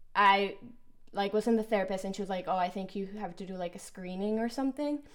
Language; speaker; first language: English; early bilingual, other home language; Spanish